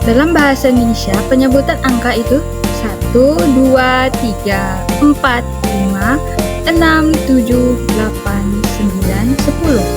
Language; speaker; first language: Indonesian; non-native, local second language; Malay